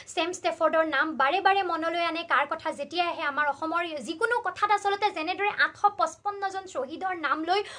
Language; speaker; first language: Assamese; native; Assamese